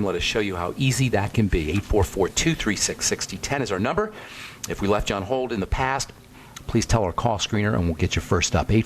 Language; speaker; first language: English; native; English